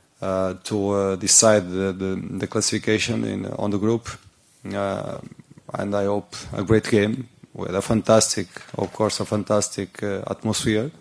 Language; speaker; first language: English; non-native, learner; Portuguese